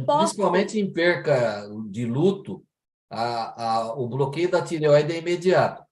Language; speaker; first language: Portuguese; native; Portuguese